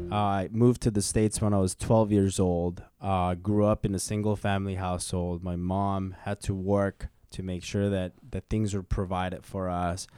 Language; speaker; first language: English; early bilingual, other home language; Korean